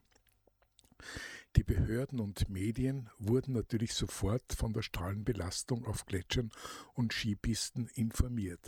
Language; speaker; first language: German; native; German